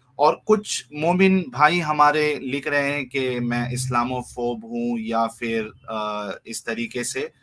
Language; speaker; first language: Hindi; native; Hindi